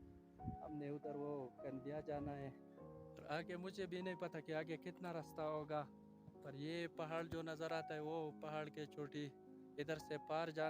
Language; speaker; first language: Hindi; non-native, local second language; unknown